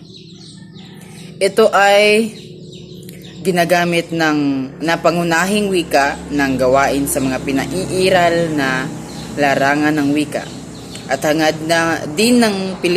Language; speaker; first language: Filipino; non-native, local second language; Cebuano